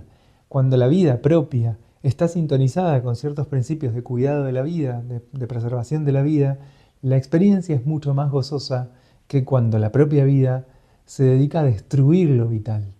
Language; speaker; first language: Spanish; native; Spanish